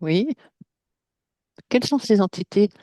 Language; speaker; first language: French; native; French